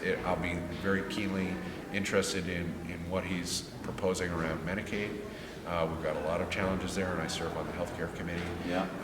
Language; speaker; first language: English; native; English